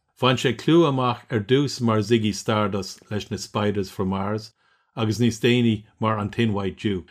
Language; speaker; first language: Irish; non-native, local second language; English